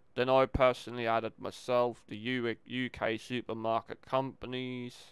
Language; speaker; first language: English; native; English